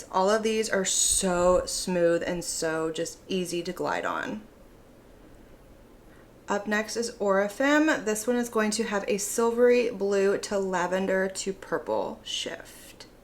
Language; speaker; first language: English; native; English